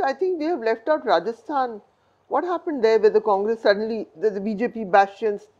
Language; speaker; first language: English; non-native, local second language; Hindi